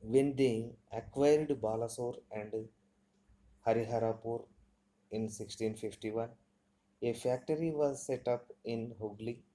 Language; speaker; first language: English; non-native, local second language; Telugu